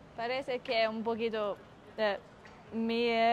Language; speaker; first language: Spanish; non-native, learner; Danish